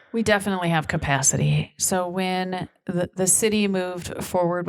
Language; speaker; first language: English; native; English